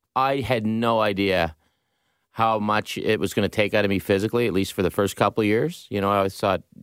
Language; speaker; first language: English; native; English